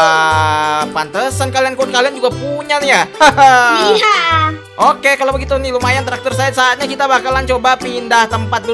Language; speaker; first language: Indonesian; native; Indonesian